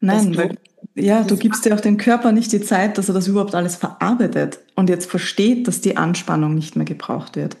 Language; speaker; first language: German; native; German